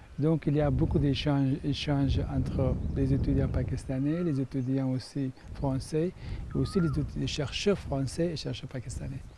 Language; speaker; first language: French; non-native, fluent; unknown